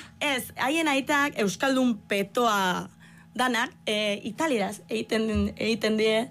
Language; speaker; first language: Basque; non-native, fluent; Italian